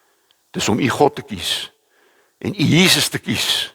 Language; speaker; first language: Afrikaans; native; Afrikaans